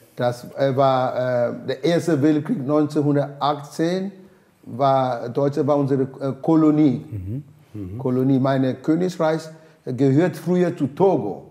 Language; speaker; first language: German; non-native, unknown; Ewe